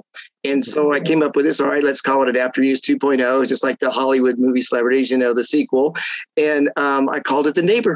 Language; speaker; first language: English; native; English